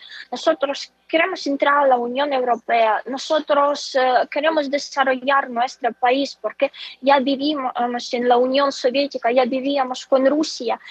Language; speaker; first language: Spanish; non-native, fluent; Ukrainian